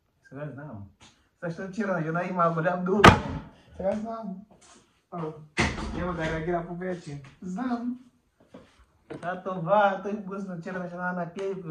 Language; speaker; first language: Bulgarian; non-native, learner; Portuguese